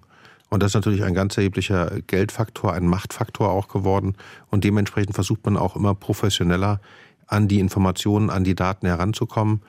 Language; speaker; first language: German; native; German